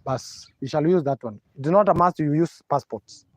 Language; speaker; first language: English; non-native, local second language; Swahili